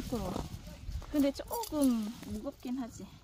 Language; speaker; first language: Korean; non-native, fluent; Filipino